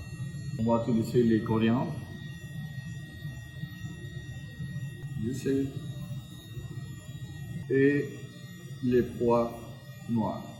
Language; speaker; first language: French; non-native, fluent; Spanish